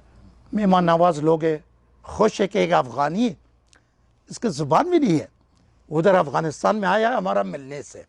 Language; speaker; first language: Hindi; non-native, learner; Persian